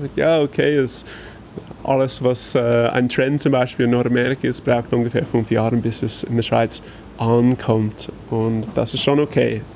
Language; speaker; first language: German; non-native, fluent; English